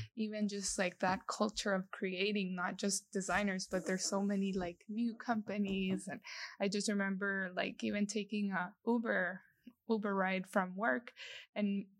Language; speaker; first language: English; non-native, fluent; Spanish